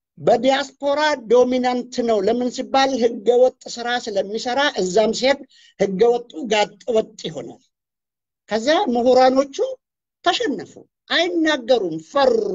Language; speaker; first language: Amharic; non-native, local second language; Oromo